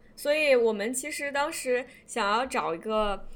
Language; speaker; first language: Chinese; native; Chinese